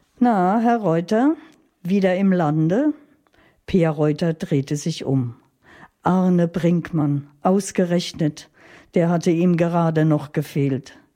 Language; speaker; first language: German; native; German